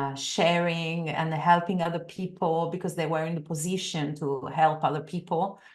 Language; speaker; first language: English; non-native, fluent; Italian